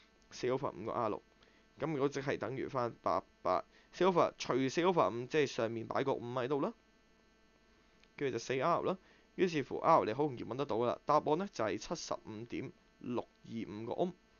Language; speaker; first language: Cantonese; native; Cantonese